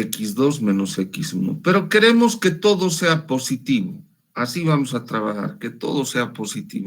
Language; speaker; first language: Spanish; native; Spanish